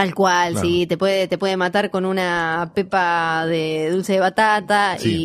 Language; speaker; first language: Spanish; native; Spanish